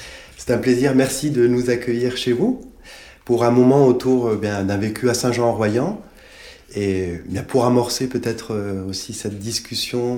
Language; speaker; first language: French; native; French